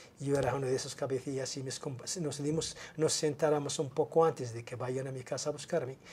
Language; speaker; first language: Spanish; non-native, local second language; Arabic